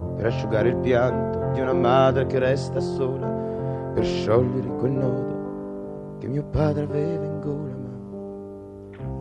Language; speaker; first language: Italian; early bilingual, other home language; French